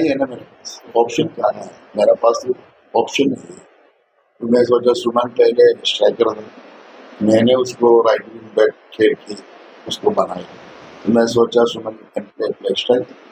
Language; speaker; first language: Hindi; non-native, local second language; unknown